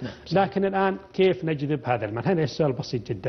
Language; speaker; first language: Arabic; native; Arabic